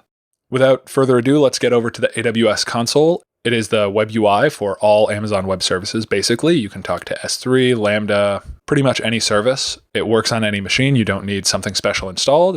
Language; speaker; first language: English; native; English